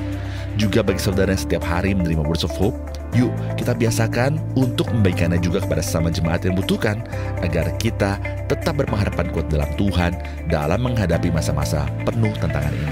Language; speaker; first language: Indonesian; native; Indonesian